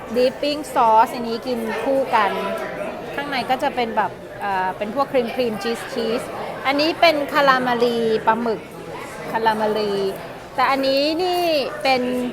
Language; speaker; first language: Thai; native; Thai